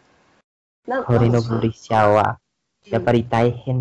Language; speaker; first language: Japanese; non-native, learner; Chinese